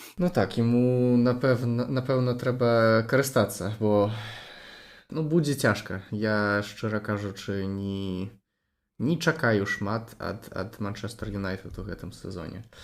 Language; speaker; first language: Belarusian; non-native, local second language; Russian